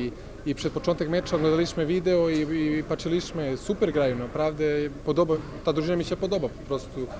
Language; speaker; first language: Polish; non-native, fluent; Serbian